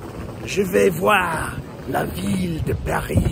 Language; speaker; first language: French; non-native, learner; English